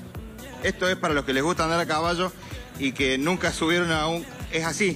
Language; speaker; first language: Spanish; native; Spanish